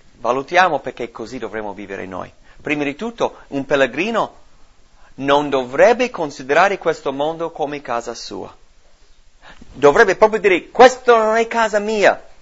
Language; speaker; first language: Italian; non-native, fluent; English